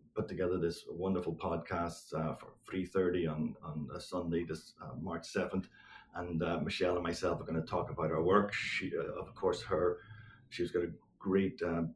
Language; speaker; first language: English; native; English